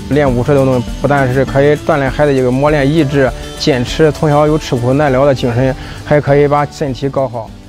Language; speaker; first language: Chinese; native; Chinese